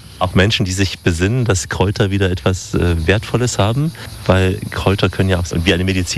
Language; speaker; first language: German; native; German